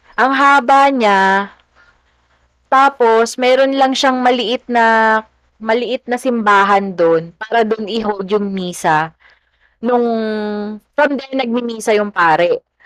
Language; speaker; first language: Filipino; native; Filipino